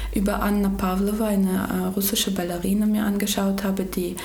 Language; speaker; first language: German; early bilingual, other home language; Georgian